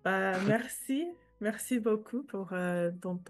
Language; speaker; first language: French; non-native, fluent; English